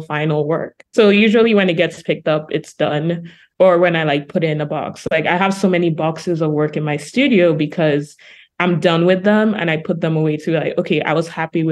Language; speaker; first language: English; non-native, local second language; Yoruba